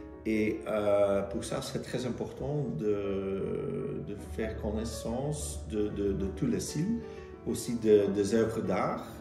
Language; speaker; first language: French; non-native, local second language; Dutch